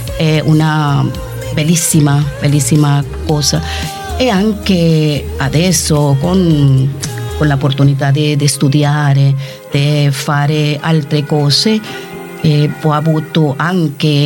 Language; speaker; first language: Italian; non-native, fluent; Spanish